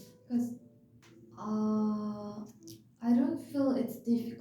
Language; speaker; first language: English; non-native, learner; Korean